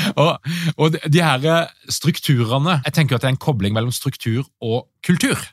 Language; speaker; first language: Norwegian; native; Norwegian